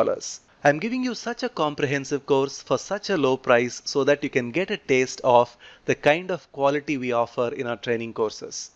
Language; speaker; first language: English; non-native, local second language; Telugu